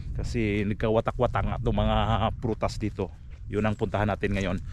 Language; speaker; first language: Filipino; non-native, local second language; Cebuano